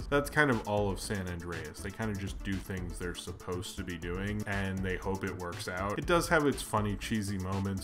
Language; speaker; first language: English; native; English